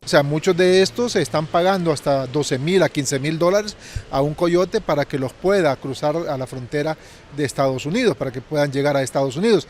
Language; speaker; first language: Spanish; native; Spanish